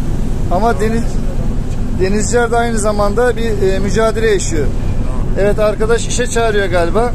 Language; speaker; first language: Turkish; native; Turkish